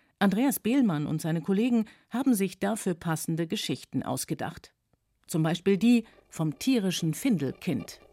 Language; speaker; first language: German; native; German